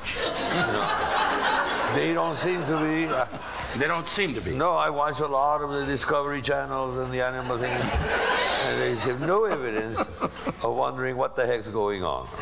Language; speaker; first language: English; non-native, local second language; Spanish